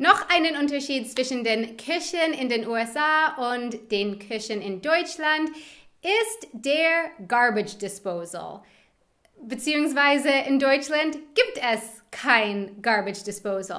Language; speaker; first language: German; non-native, fluent; English